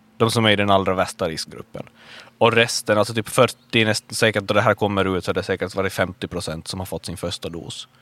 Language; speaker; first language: Swedish; native; Swedish